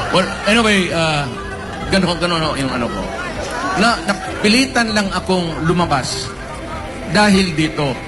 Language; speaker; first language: Filipino; non-native, local second language; Cebuano